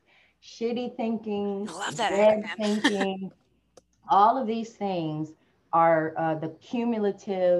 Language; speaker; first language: English; native; English